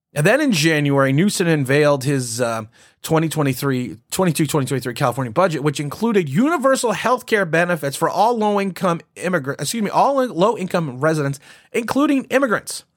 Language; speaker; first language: English; native; English